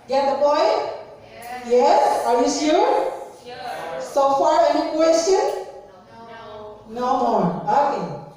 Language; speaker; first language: English; non-native, fluent; Indonesian